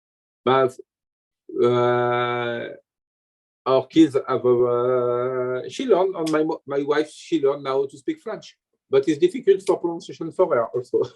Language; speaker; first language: English; non-native, learner; French